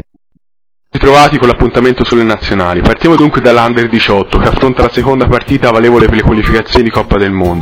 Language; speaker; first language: Italian; native; Italian